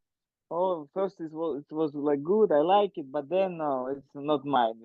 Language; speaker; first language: English; non-native, learner; Russian